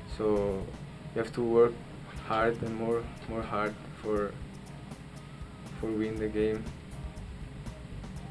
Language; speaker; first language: English; non-native, learner; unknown